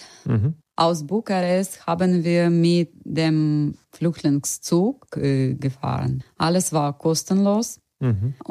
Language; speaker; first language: German; non-native, learner; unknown